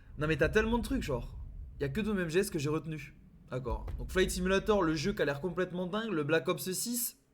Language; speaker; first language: French; native; French